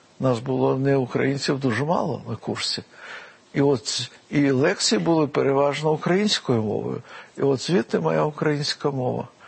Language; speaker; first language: Ukrainian; non-native, local second language; Russian